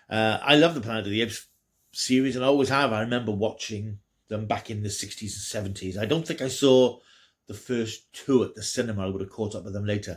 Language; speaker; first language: English; native; English